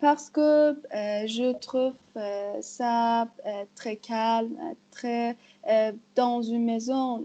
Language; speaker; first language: French; non-native, learner; Persian